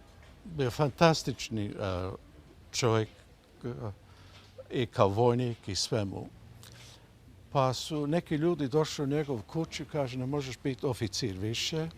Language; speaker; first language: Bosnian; early bilingual, heritage; Bosnian